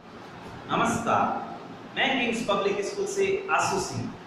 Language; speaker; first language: Hindi; native; Hindi